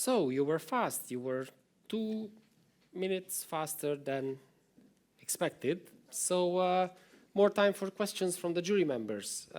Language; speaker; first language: English; non-native, fluent; Romanian